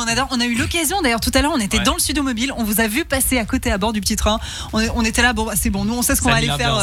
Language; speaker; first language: French; native; French